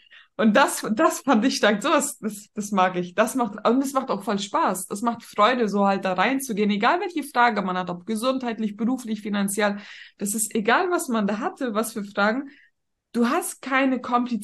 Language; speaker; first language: German; native; German